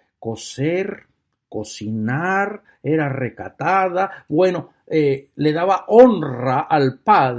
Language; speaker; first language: Spanish; native; Spanish